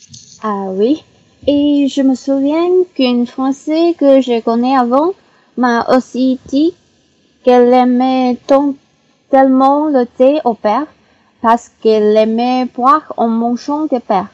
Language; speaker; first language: French; non-native, learner; Chinese